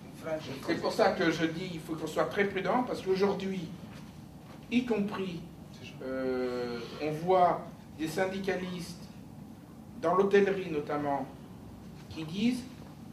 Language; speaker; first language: French; native; French